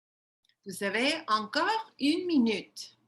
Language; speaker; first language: French; non-native, fluent; English